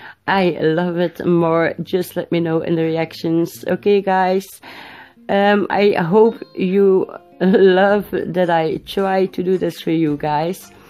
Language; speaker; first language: English; non-native, learner; Dutch